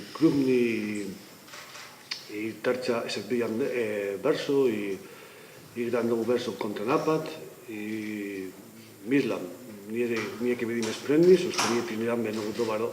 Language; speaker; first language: Macedonian; non-native, learner; Spanish